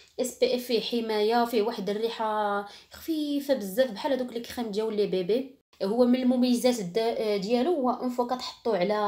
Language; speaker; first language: Arabic; native; Arabic